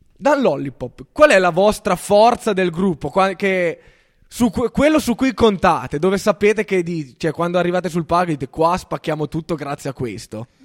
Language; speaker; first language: Italian; native; Italian